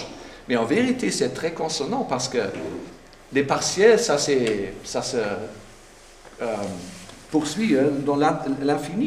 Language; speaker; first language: French; non-native, fluent; German